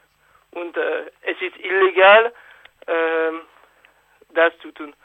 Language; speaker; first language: German; non-native, fluent; French